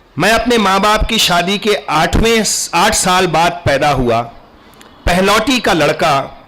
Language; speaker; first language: Urdu; native; Urdu